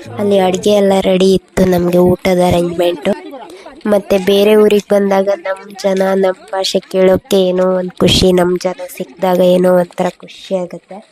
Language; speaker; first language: Kannada; non-native, local second language; Konkani